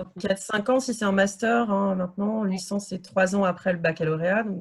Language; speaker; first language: French; native; French